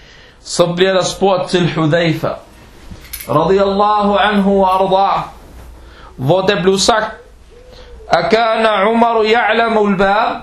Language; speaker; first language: Danish; early bilingual, other home language; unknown